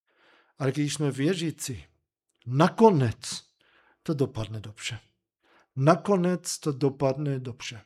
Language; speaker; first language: Czech; non-native, fluent; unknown